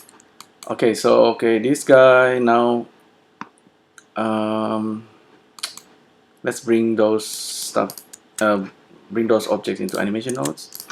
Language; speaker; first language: English; non-native, fluent; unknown